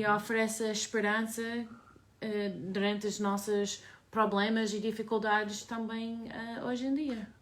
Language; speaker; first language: Portuguese; non-native, learner; English